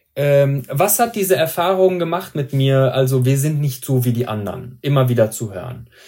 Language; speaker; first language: German; early bilingual, other home language; Persian